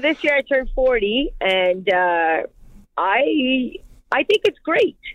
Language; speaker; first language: English; non-native, fluent; French